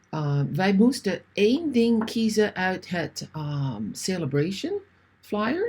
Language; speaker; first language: Dutch; non-native, learner; English